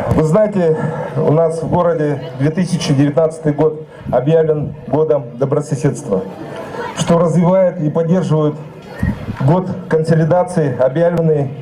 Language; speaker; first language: Russian; non-native, local second language; Yakut